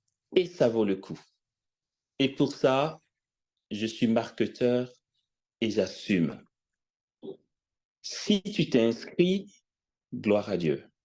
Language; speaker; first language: French; native; French